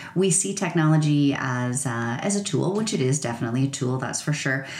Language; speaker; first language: English; native; English